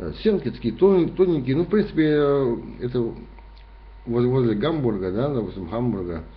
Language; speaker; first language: Russian; native; Russian